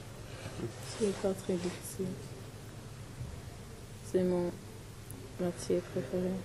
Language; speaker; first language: French; non-native, learner; English